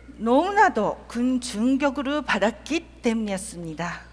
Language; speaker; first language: Korean; non-native, fluent; Japanese